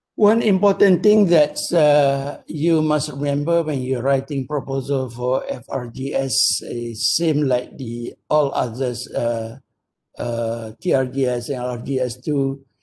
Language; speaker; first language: English; non-native, local second language; Malay